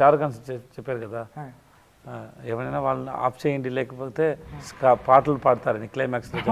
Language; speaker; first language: Telugu; non-native, learner; Tamil